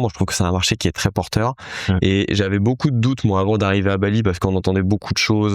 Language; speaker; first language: French; native; French